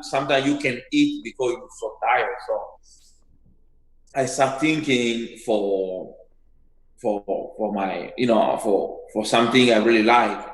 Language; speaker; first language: English; non-native, learner; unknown